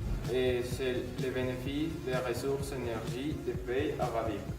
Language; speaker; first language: French; non-native, learner; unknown